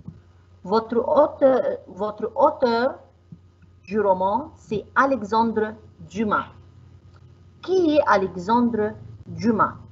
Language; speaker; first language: French; non-native, fluent; Arabic